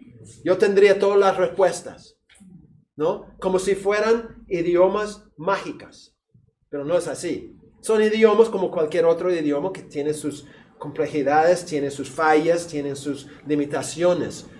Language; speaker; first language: Spanish; non-native, fluent; English